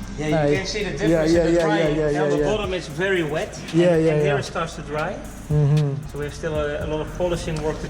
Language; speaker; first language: English; non-native, fluent; Dutch